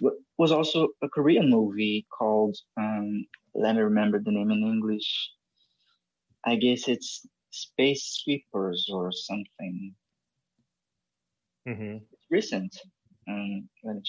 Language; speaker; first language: English; non-native, fluent; Portuguese